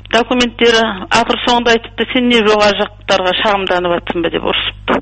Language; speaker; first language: Kazakh; early bilingual, heritage; Kazakh